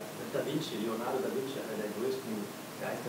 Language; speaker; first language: German; native; German